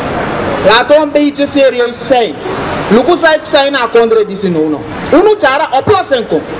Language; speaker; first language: Dutch; non-native, local second language; Sranan Tongo